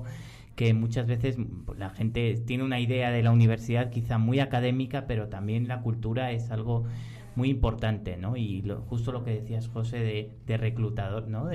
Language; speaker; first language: Spanish; native; Spanish